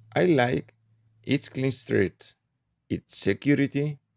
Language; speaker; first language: English; non-native, learner; Spanish